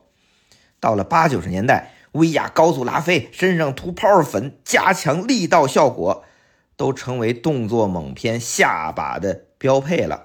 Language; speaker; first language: Chinese; native; Chinese